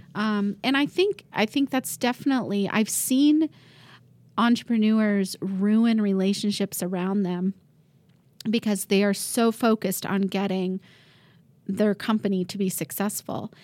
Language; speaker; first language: English; native; English